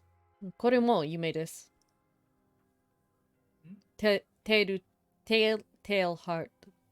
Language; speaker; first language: Japanese; non-native, learner; English